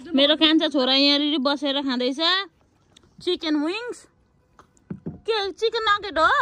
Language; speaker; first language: Nepali; non-native, local second language; Tamil